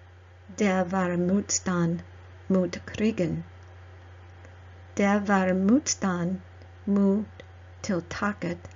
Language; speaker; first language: Norwegian; non-native, learner; English